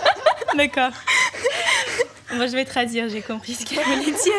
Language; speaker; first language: French; non-native, fluent; Ukrainian